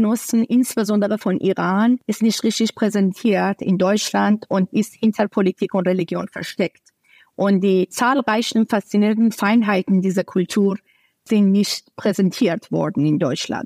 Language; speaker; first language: German; non-native, fluent; Persian